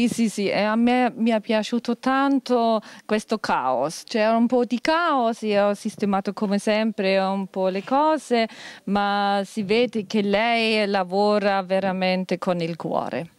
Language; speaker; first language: Italian; non-native, fluent; German